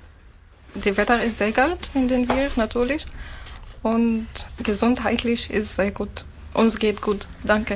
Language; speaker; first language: German; non-native, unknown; Arabic